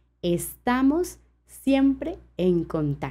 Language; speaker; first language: Spanish; non-native, fluent; French